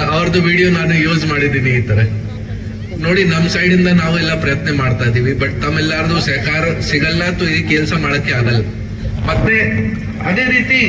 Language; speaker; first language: Kannada; non-native, local second language; Hindi